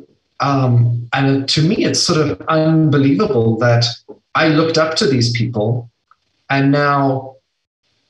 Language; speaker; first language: English; native; English